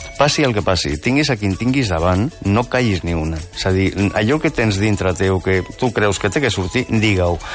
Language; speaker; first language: Catalan; non-native, local second language; Spanish